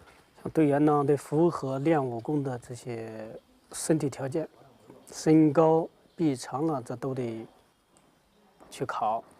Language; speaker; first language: Chinese; native; Chinese